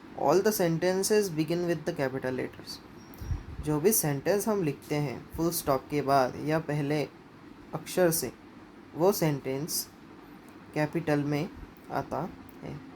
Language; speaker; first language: Hindi; non-native, local second language; Marathi